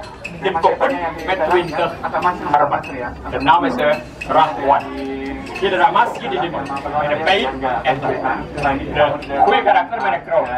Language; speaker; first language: Dutch; non-native, learner; Indonesian